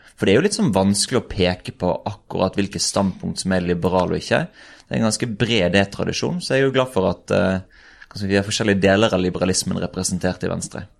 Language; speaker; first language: Norwegian; native; Norwegian